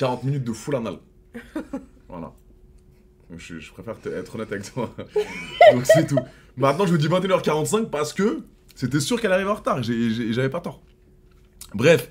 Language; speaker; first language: French; native; French